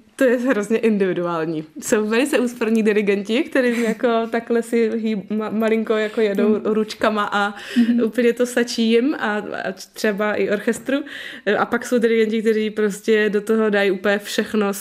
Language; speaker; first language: Czech; native; Czech